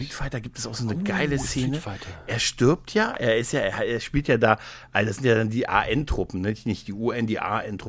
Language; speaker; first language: German; native; German